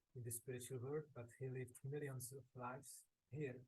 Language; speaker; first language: English; non-native, fluent; Czech